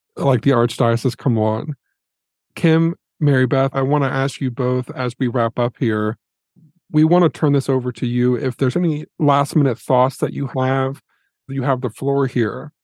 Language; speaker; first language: English; native; English